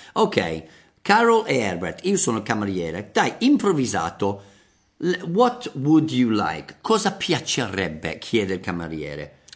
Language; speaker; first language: Italian; non-native, fluent; English